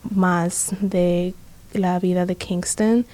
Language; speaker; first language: Spanish; early bilingual, other home language; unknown